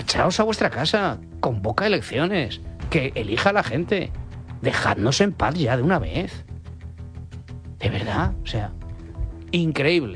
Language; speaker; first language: Spanish; native; Spanish